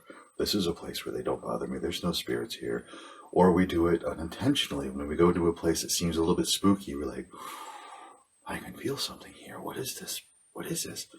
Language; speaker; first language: English; native; English